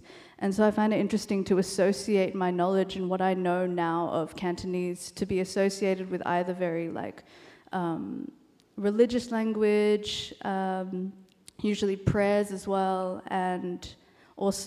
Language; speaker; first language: English; non-native, local second language; Cantonese